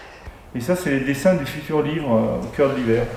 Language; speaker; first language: French; native; French